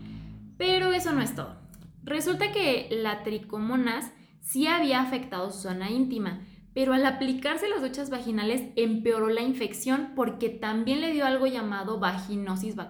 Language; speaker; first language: Spanish; native; Spanish